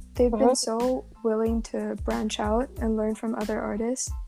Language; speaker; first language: English; non-native, local second language; Cantonese